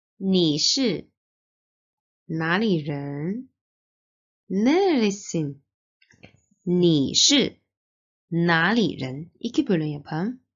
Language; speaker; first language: Turkish; non-native, learner; Chinese